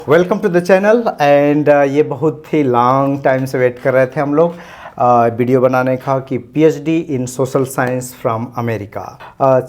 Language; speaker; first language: Hindi; native; Hindi